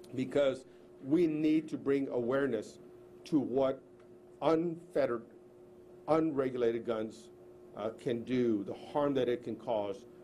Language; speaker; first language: English; early bilingual, other home language; Spanish